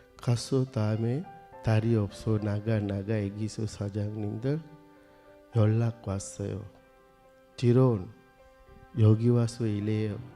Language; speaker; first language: Korean; non-native, learner; Sinhala